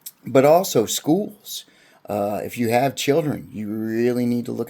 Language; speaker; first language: English; native; English